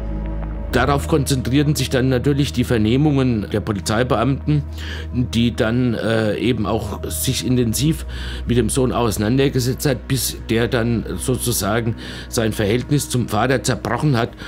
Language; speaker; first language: German; native; German